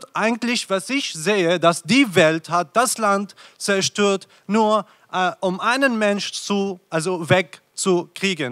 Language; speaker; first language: German; non-native, fluent; Arabic